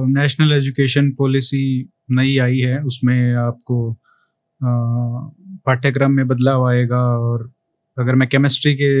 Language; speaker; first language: Hindi; native; Hindi